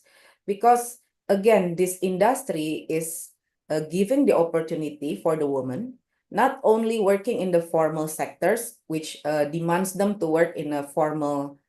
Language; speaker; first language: English; non-native, local second language; Indonesian